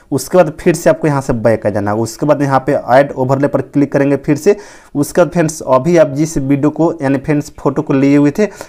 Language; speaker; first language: Hindi; native; Hindi